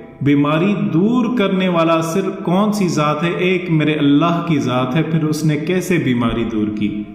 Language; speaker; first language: Urdu; non-native, local second language; Northern Hindko